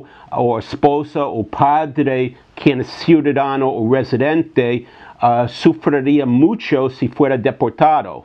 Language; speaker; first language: Spanish; non-native, fluent; English